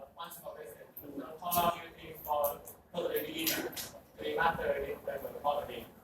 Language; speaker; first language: English; non-native, learner; Vietnamese